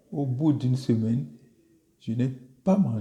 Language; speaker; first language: French; non-native, local second language; Fon